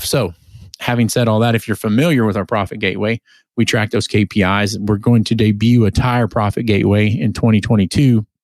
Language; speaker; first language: English; native; English